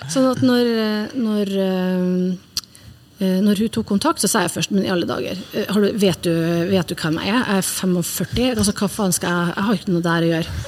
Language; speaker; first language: Norwegian; native; Norwegian